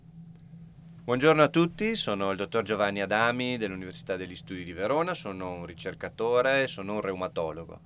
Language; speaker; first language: Italian; native; Italian